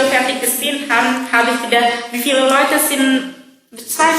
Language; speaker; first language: German; non-native, learner; Indonesian